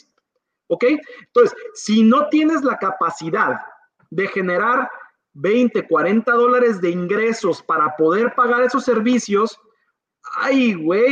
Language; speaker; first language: Spanish; early bilingual, heritage; Spanish